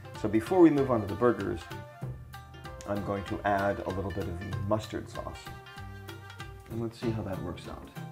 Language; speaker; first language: English; native; English